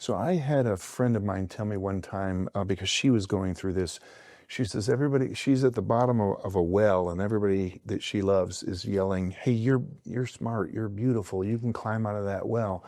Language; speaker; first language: English; native; English